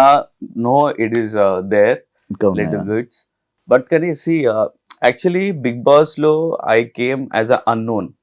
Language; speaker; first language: Telugu; non-native, learner; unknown